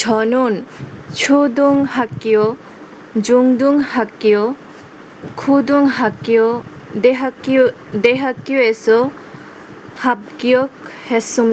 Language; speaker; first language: Korean; non-native, learner; Bangla